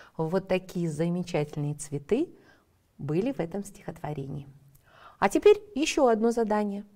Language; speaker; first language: Russian; native; Russian